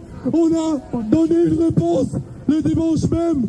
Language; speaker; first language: French; non-native, local second language; Turkish